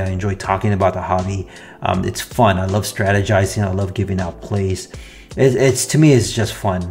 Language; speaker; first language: English; native; English